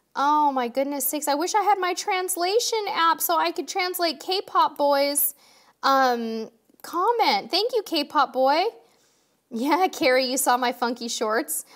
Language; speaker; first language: English; native; English